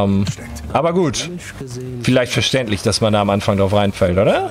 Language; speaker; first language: German; native; German